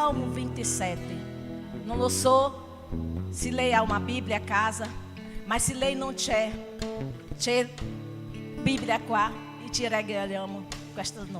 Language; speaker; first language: Italian; non-native, learner; Portuguese